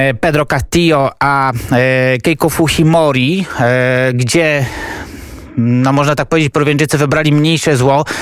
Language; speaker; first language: Polish; native; Polish